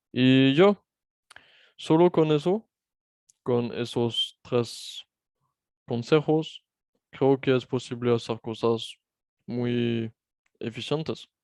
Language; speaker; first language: Spanish; non-native, fluent; French